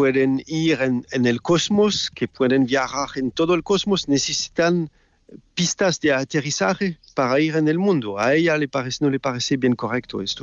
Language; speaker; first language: Spanish; non-native, fluent; French